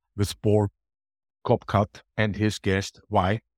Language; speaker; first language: English; non-native, fluent; German